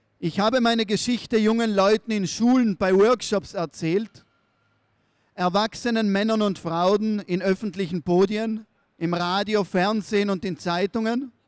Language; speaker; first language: German; native; German